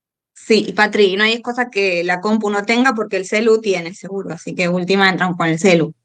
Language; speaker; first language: Spanish; native; Spanish